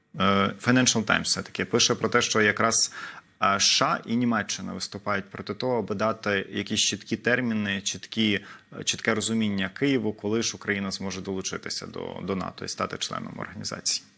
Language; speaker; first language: Ukrainian; native; Ukrainian